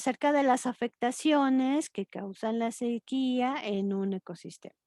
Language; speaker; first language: Spanish; native; Spanish